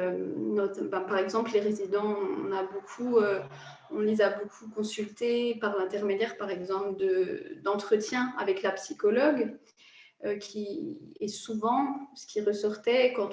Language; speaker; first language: French; native; French